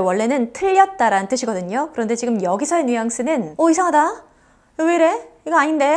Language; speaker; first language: Korean; native; Korean